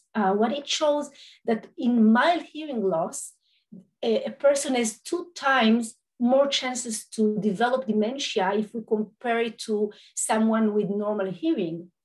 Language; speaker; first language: English; non-native, fluent; Hebrew